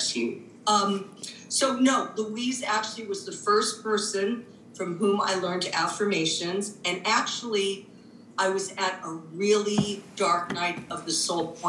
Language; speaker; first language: English; native; English